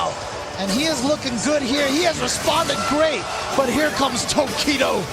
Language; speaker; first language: English; native; English